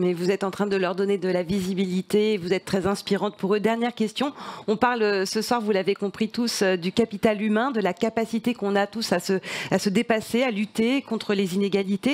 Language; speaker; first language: French; native; French